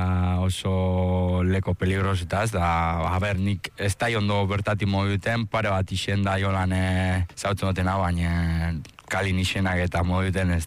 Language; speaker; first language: Basque; native; Basque